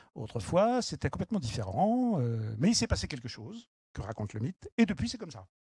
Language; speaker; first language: French; native; French